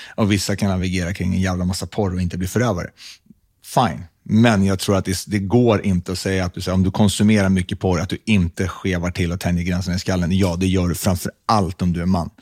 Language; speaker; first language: Swedish; native; Swedish